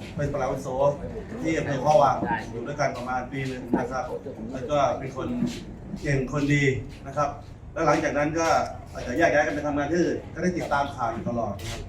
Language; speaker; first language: Thai; native; Thai